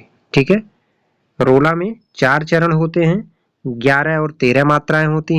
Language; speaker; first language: Hindi; native; Hindi